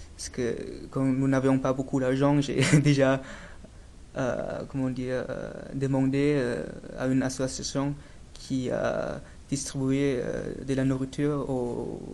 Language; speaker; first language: French; non-native, fluent; German